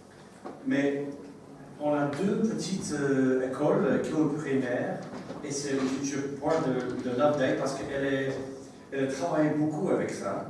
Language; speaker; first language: French; non-native, learner; English